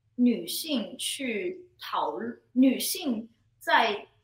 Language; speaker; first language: Chinese; non-native, local second language; Cantonese